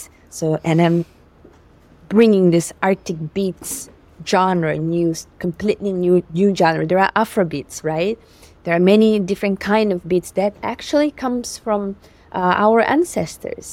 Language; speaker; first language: English; non-native, fluent; Yakut